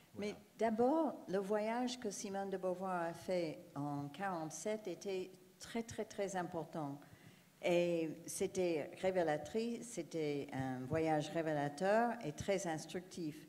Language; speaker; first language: French; non-native, fluent; English